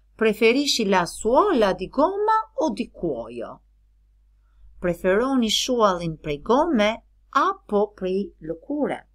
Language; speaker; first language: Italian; non-native, fluent; Albanian